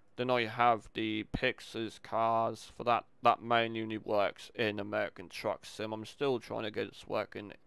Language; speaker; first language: English; native; English